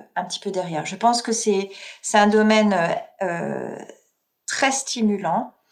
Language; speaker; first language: French; native; French